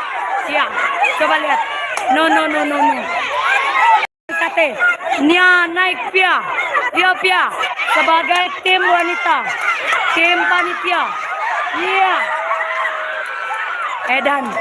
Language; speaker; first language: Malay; non-native, local second language; Minangkabau